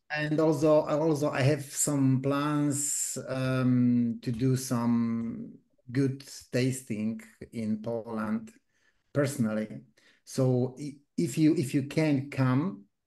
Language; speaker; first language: English; non-native, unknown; Polish